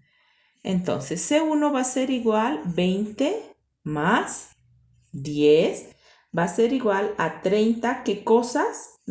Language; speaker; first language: Spanish; native; Spanish